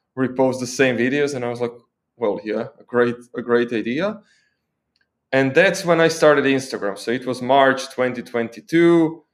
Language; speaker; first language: English; non-native, fluent; Croatian